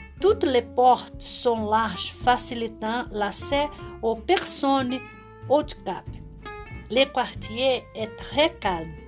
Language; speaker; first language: French; non-native, learner; Portuguese